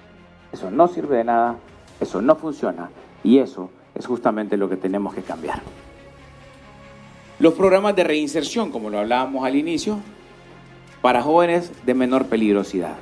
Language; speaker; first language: Spanish; native; Spanish